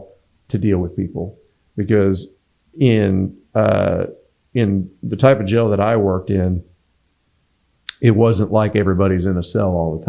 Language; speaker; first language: English; native; English